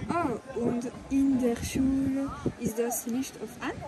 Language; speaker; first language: German; non-native, learner; French